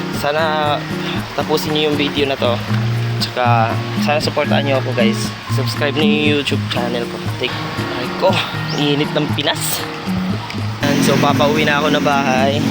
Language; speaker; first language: Filipino; non-native, local second language; Cebuano